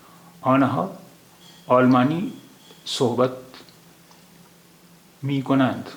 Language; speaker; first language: Persian; non-native, fluent; Urdu